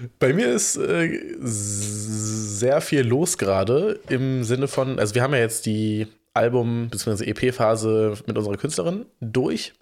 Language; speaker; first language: German; native; German